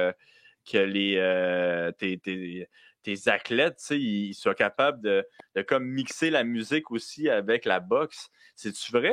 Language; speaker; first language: French; native; French